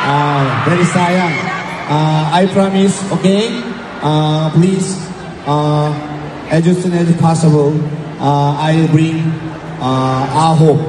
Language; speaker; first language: English; non-native, learner; Korean